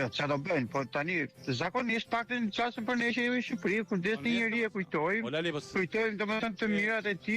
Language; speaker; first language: Albanian; native; Albanian